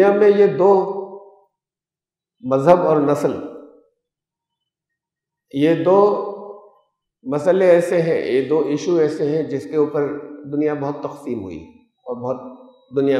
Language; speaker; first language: Urdu; native; Urdu